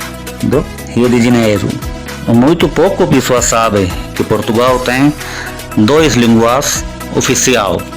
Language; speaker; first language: Portuguese; non-native, learner; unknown